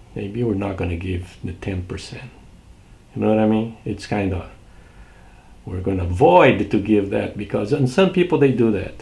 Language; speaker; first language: English; non-native, fluent; Portuguese